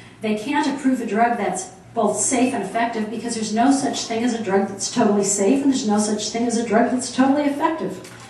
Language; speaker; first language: English; native; English